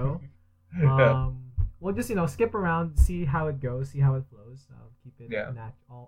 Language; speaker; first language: English; early bilingual, other home language; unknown